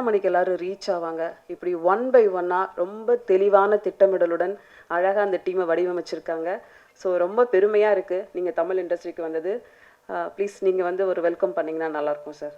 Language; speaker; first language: Tamil; native; Tamil